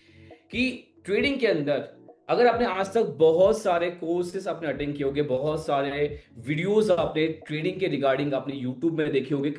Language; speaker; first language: Hindi; native; Hindi